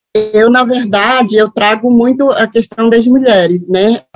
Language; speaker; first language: Portuguese; non-native, local second language; Guarani